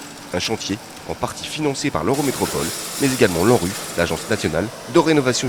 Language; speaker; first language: French; native; French